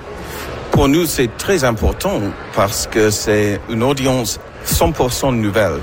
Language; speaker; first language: French; non-native, learner; English